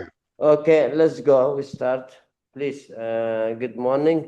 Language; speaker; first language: English; non-native, learner; Arabic